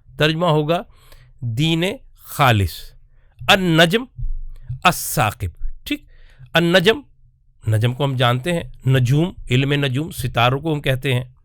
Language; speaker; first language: Urdu; native; Urdu